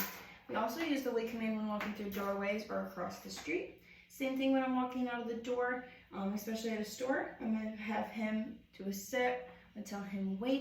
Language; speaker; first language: English; native; English